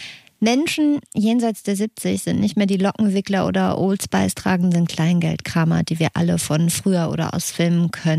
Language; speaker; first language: German; native; German